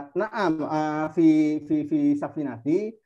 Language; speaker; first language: Arabic; non-native, learner; Indonesian